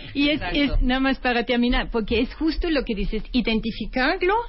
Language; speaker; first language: Spanish; non-native, fluent; German